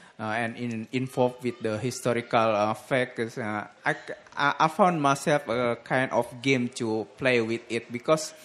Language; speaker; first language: English; non-native, learner; Indonesian